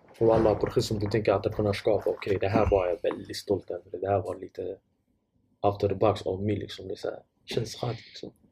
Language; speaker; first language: Swedish; non-native, fluent; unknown